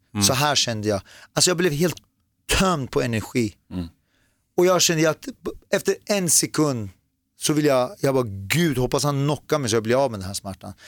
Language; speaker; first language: Swedish; early bilingual, other home language; Persian